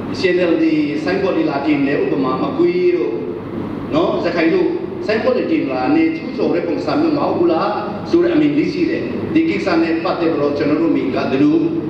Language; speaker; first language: Burmese; non-native, local second language; Hakha Chin